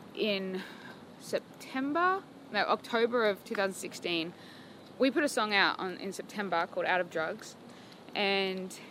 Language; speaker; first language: English; native; English